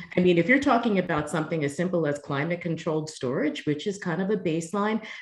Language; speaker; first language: English; native; English